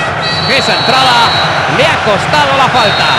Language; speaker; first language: Spanish; native; Spanish